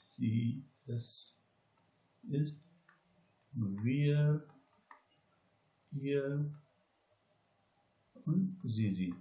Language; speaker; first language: German; non-native, learner; Hindi